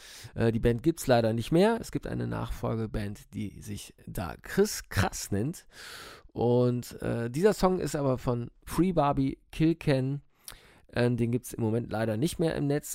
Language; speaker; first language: German; native; German